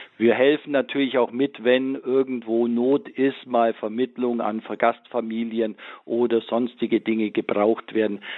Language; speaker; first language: German; native; German